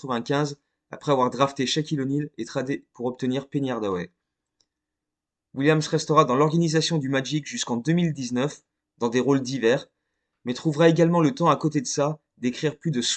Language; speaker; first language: French; native; French